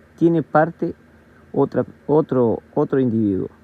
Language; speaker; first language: Spanish; native; Spanish